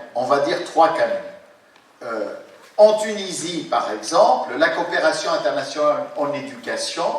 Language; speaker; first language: French; non-native, local second language; Arabic